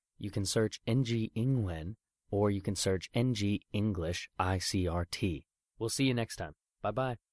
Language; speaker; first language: English; native; English